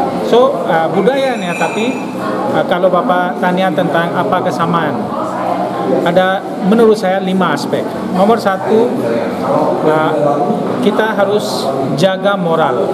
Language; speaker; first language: Indonesian; non-native, fluent; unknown